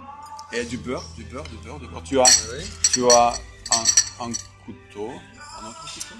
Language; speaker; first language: French; non-native, fluent; Russian